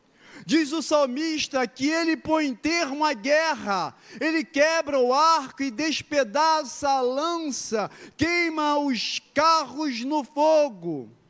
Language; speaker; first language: Portuguese; native; Portuguese